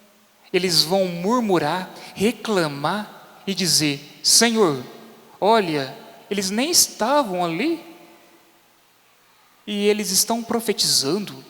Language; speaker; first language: Portuguese; native; Portuguese